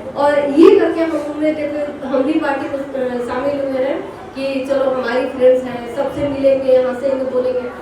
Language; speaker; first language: Hindi; native; Hindi